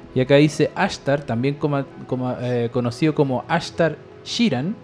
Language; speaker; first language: Spanish; non-native, fluent; English